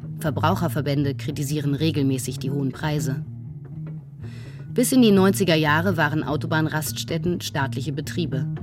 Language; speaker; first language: German; native; German